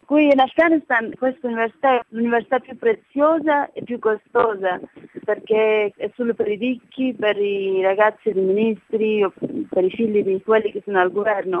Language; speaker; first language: Italian; non-native, fluent; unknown